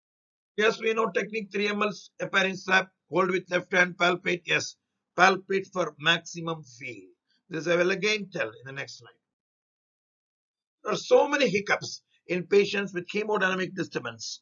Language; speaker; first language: English; non-native, local second language; Tamil